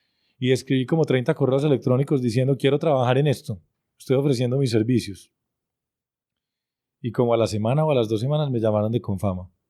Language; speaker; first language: Spanish; native; Spanish